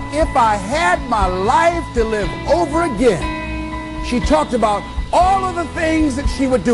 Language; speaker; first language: English; native; English